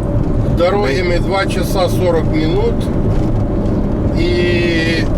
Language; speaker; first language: Russian; native; Russian